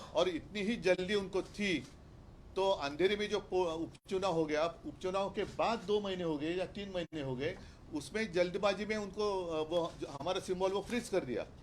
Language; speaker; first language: Hindi; non-native, local second language; Marathi